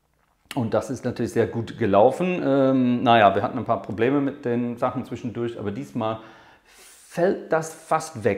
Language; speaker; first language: German; non-native, fluent; English